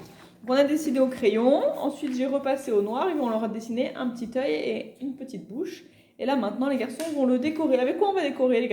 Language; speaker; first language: French; native; French